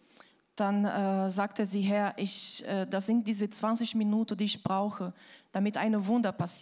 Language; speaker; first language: German; non-native, fluent; Portuguese